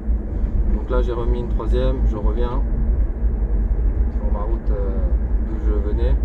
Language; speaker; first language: French; native; French